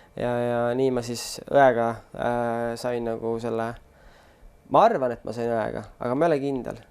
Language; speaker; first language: Estonian; native; Estonian